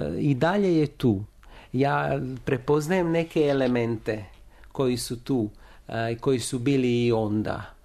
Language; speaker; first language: Serbian; non-native, fluent; Italian